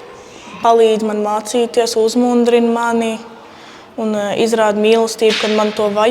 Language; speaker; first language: Latvian; native; Latvian